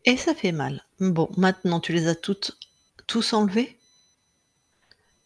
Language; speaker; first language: French; native; French